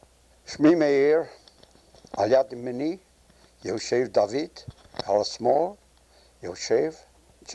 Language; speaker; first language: Hebrew; non-native, fluent; Yiddish